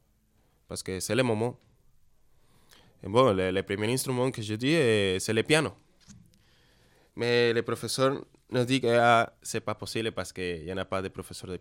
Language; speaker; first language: French; non-native, learner; Spanish